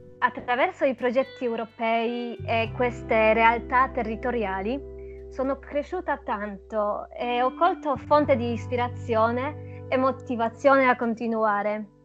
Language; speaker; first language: Italian; non-native, fluent; Polish